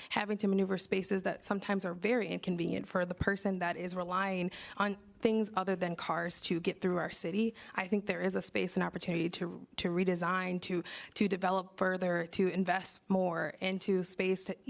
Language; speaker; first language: English; native; English